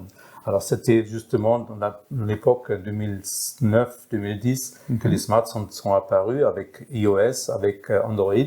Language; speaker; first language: French; non-native, fluent; German